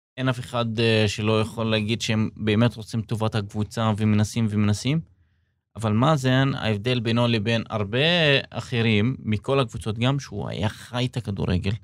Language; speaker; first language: Hebrew; non-native, local second language; Arabic